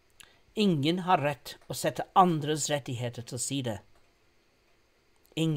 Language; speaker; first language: Norwegian; non-native, fluent; English